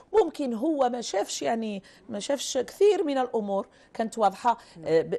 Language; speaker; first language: Arabic; native; Arabic